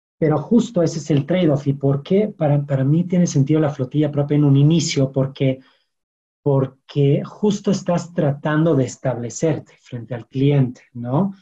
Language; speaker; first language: Spanish; non-native, fluent; French